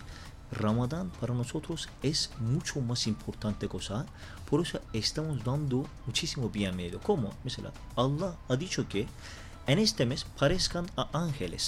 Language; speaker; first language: Spanish; non-native, learner; Turkish